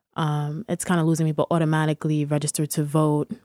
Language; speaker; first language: English; native; English